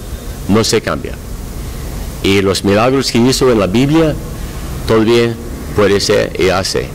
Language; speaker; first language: Spanish; non-native, learner; English